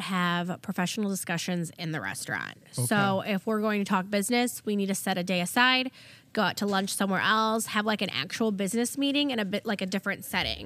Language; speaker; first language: English; early bilingual, other home language; German